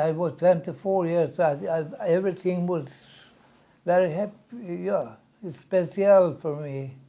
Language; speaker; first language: English; non-native, learner; Swedish